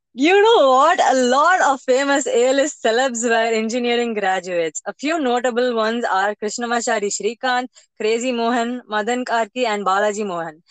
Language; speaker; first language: English; non-native, local second language; Tamil